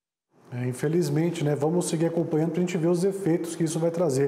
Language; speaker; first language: Portuguese; native; Portuguese